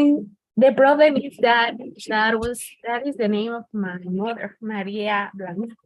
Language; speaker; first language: English; non-native, learner; Spanish